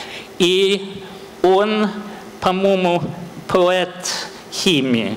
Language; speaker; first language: Russian; non-native, fluent; English